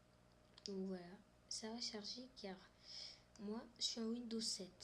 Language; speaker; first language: French; native; French